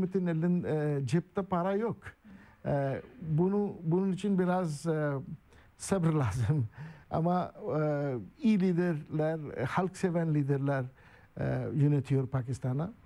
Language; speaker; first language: Turkish; non-native, learner; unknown